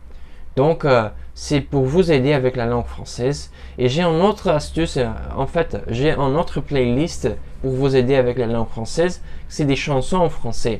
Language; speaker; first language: French; non-native, learner; Portuguese